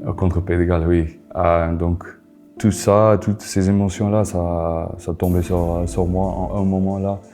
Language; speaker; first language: French; non-native, fluent; Afrikaans